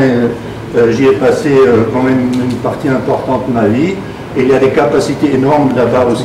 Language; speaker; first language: French; non-native, fluent; German